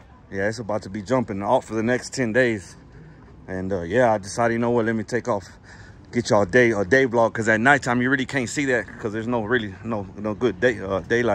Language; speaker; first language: English; early bilingual, other home language; Spanish